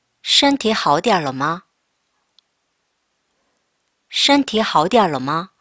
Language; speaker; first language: Chinese; non-native, fluent; Korean